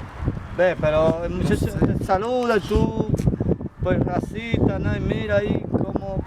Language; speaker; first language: Spanish; native; Spanish